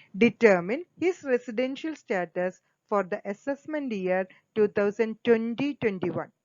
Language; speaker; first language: English; non-native, local second language; Malayalam